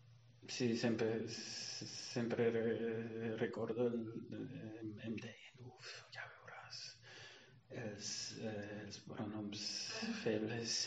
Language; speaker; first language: Catalan; non-native, fluent; German